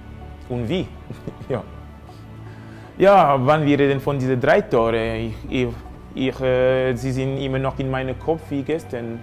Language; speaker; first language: German; non-native, fluent; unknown